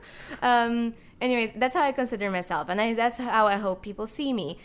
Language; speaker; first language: English; non-native, fluent; Portuguese